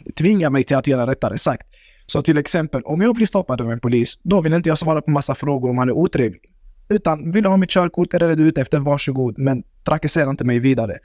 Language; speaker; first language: Swedish; early bilingual, other home language; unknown